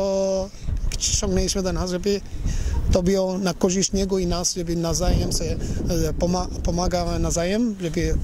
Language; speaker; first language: Polish; non-native, learner; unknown